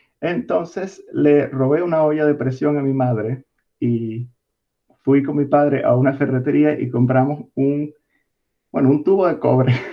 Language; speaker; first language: Spanish; native; Spanish